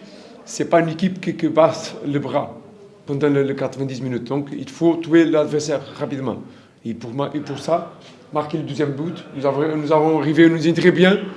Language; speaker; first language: French; non-native, learner; Portuguese